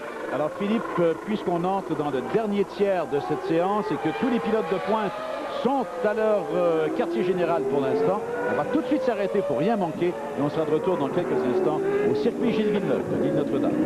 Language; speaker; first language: French; native; French